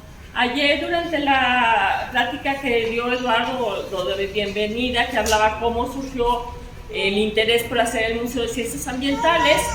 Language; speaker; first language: Spanish; native; Spanish